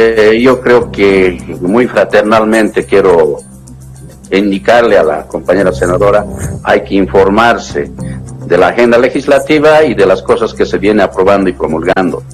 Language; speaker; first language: Spanish; native; Spanish